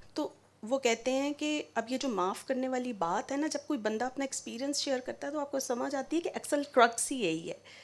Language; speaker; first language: Urdu; native; Urdu